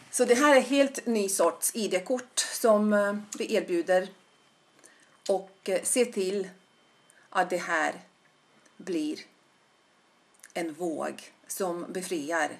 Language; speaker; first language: Swedish; non-native, fluent; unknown